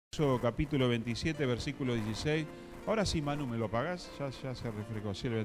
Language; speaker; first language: Spanish; native; Spanish